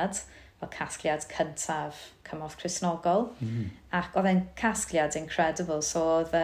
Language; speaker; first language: Welsh; native; Welsh